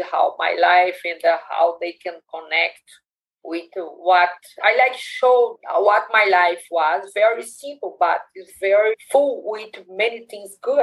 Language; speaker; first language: English; non-native, learner; Portuguese